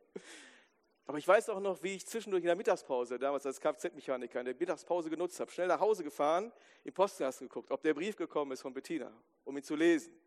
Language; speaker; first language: German; native; German